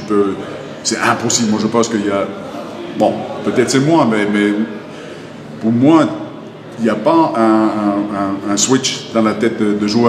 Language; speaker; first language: French; non-native, fluent; Finnish